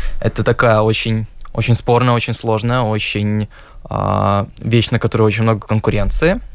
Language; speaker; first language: Russian; native; Russian